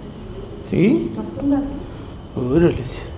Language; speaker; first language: Spanish; native; Spanish